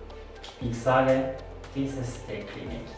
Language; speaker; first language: German; non-native, learner; Turkish